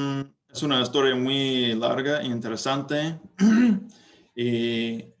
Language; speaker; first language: Spanish; non-native, fluent; English